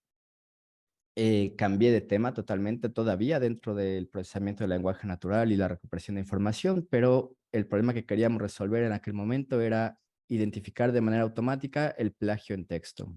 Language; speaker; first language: Spanish; native; Spanish